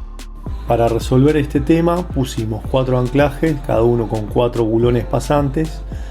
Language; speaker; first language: Spanish; native; Spanish